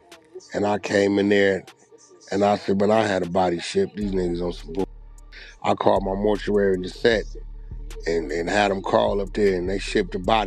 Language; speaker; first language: English; native; English